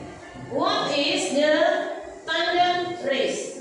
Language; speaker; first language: English; non-native, fluent; Indonesian